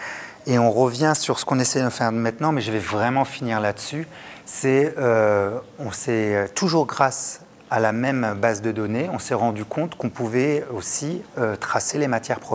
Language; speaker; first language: French; native; French